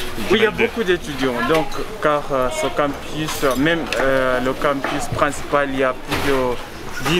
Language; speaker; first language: French; non-native, fluent; Luo (Kenya and Tanzania)